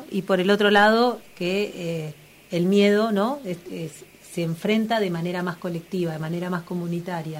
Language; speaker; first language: Spanish; native; Spanish